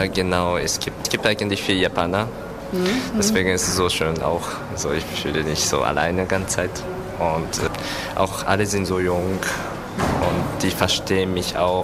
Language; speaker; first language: German; non-native, learner; Japanese